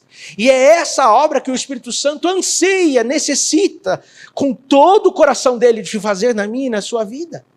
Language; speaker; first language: Portuguese; native; Portuguese